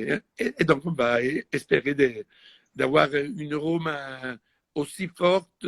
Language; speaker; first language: French; non-native, fluent; Italian